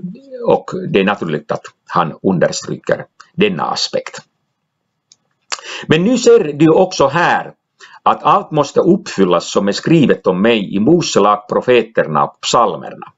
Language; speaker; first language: Swedish; non-native, local second language; Finnish